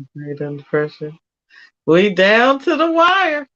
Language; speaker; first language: English; native; English